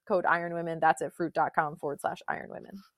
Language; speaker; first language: English; native; English